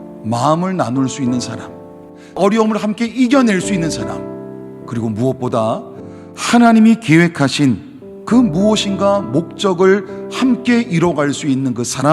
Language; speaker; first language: Korean; native; Korean